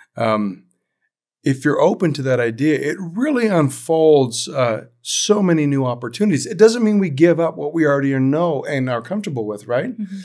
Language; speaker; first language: English; native; English